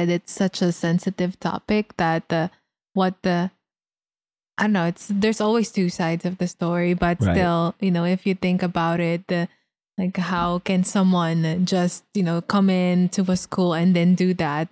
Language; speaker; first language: English; non-native, local second language; Filipino